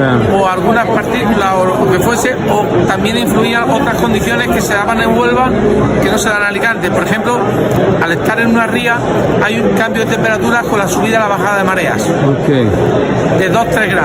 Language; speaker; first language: Spanish; native; Spanish